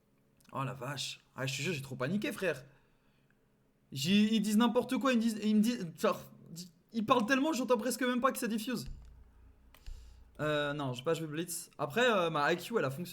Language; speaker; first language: French; native; French